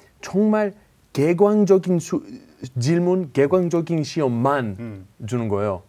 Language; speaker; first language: Korean; non-native, learner; Greek